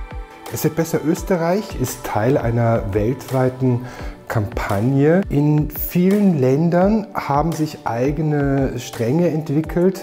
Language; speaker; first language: German; native; German